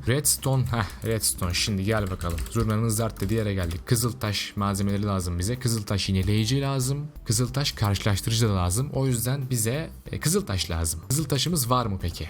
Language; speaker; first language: Turkish; native; Turkish